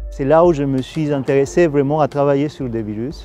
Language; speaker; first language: French; non-native, fluent; Spanish